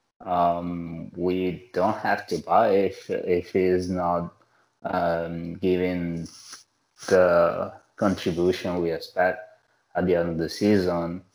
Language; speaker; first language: English; non-native, fluent; Italian